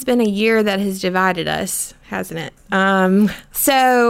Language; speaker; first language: English; native; English